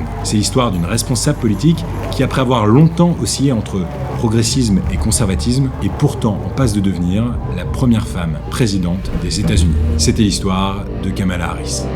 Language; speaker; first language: French; native; French